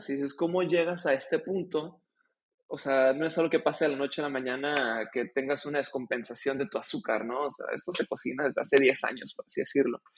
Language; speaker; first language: Spanish; native; Spanish